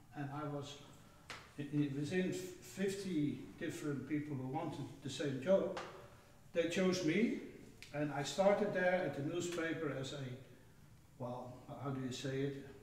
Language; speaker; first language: English; non-native, fluent; Dutch